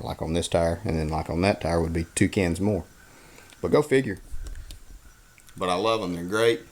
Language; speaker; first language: English; native; English